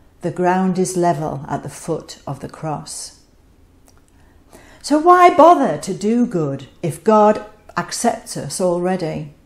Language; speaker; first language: English; native; English